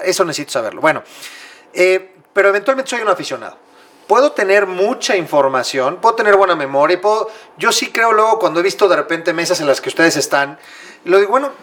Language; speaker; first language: Spanish; native; Spanish